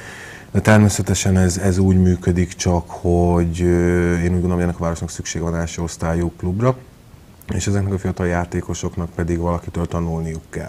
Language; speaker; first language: Hungarian; native; Hungarian